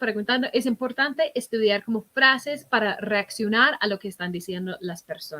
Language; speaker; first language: Spanish; non-native, fluent; English